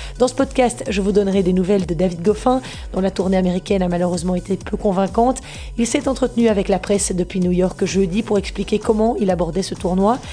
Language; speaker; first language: French; native; French